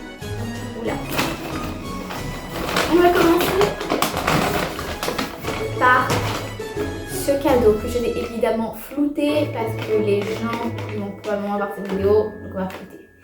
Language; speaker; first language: French; native; French